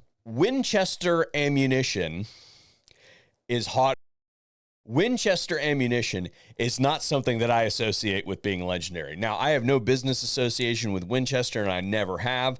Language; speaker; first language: English; native; English